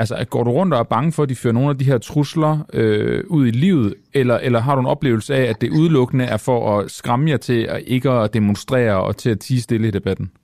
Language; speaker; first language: Danish; native; Danish